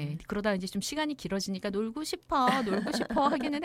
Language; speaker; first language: Korean; native; Korean